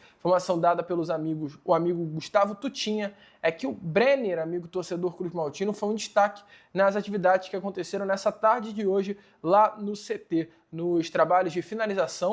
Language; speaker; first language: Portuguese; native; Portuguese